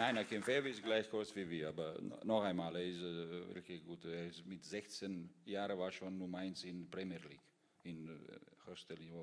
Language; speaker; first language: German; non-native, fluent; Russian